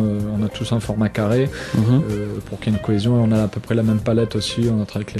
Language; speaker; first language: French; native; French